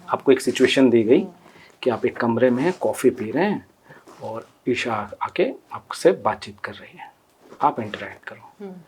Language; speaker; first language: Hindi; non-native, local second language; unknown